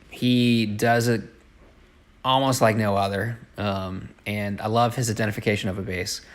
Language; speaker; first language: English; native; English